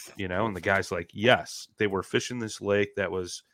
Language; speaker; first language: English; native; English